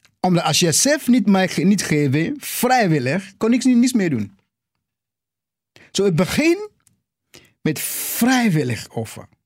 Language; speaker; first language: Dutch; non-native, fluent; English